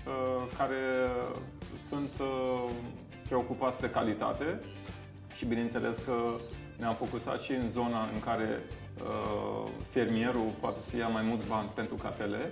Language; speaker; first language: Romanian; non-native, fluent; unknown